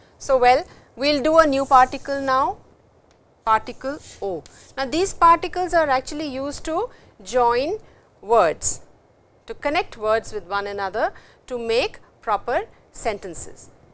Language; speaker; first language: English; non-native, local second language; Hindi